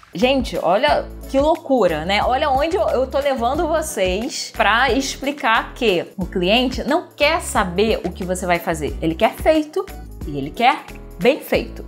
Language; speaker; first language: Portuguese; native; Portuguese